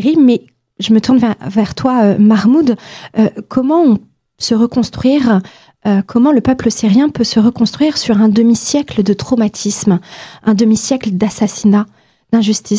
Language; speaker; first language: French; native; French